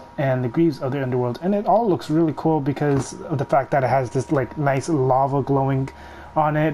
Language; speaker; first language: English; native; English